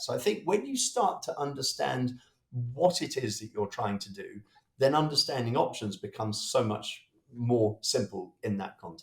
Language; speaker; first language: English; native; English